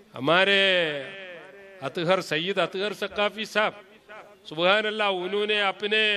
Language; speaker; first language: Hindi; non-native, local second language; Malayalam